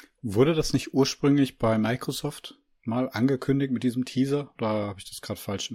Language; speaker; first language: German; native; German